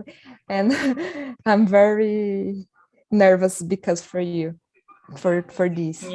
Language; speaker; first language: English; non-native, learner; Portuguese